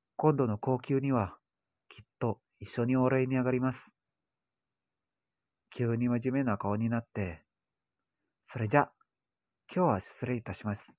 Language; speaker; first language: Japanese; non-native, learner; Indonesian